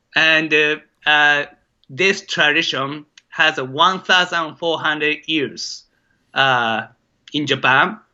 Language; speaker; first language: English; non-native, fluent; Japanese